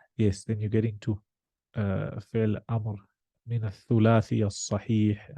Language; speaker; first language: Arabic; non-native, fluent; English